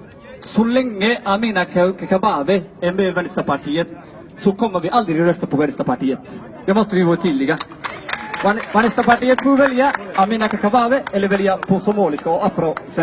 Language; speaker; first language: Swedish; non-native, fluent; Somali